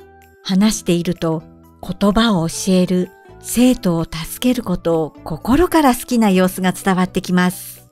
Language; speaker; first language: Japanese; native; Japanese